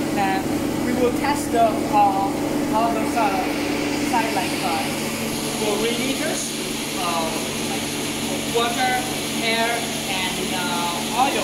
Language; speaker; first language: English; non-native, learner; Chinese